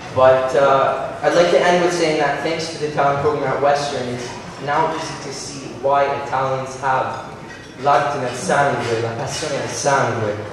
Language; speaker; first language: English; native; English